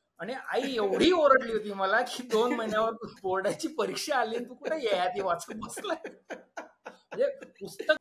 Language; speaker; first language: Marathi; native; Marathi